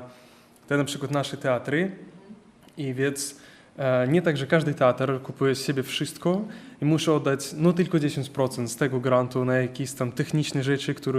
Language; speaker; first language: Polish; non-native, learner; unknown